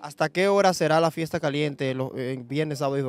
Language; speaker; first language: Spanish; native; Spanish